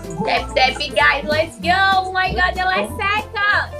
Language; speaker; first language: English; non-native, learner; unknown